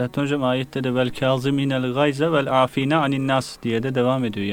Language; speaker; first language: Turkish; native; Turkish